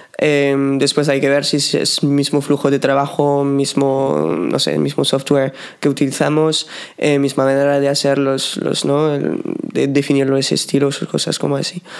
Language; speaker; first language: Spanish; non-native, fluent; French